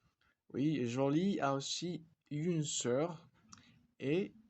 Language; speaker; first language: French; non-native, fluent; Spanish